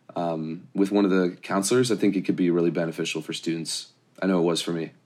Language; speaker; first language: English; native; English